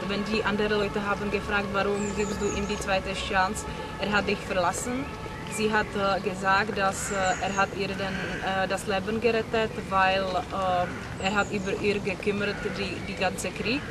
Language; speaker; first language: German; non-native, learner; Czech